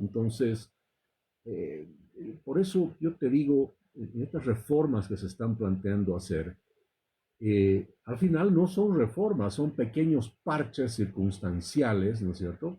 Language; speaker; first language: Spanish; native; Spanish